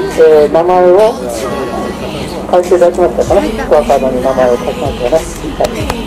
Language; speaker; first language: Japanese; native; Japanese